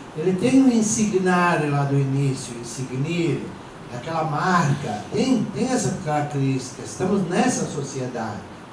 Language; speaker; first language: Portuguese; non-native, local second language; Venetian